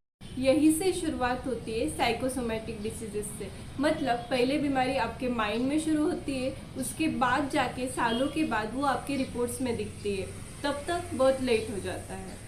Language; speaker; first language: Hindi; non-native, local second language; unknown